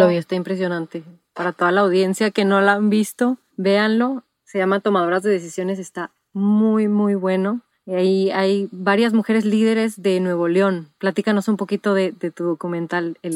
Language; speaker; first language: Spanish; native; Spanish